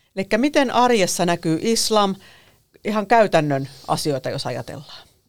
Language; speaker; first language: Finnish; native; Finnish